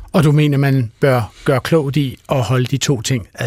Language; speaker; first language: Danish; native; Danish